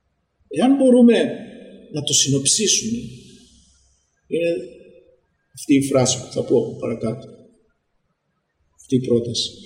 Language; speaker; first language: Greek; native; Greek